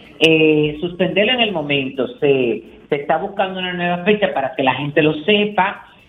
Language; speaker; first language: Spanish; native; Spanish